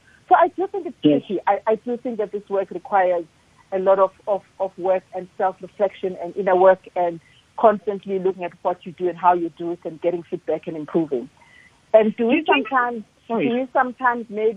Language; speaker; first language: English; non-native, local second language; Zulu